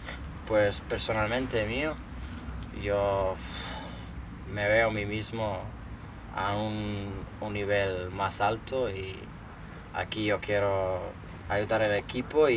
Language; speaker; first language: Spanish; non-native, learner; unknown